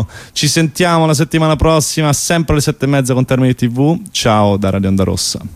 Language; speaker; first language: Italian; native; Italian